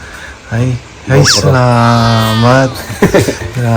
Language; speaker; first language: Filipino; non-native, learner; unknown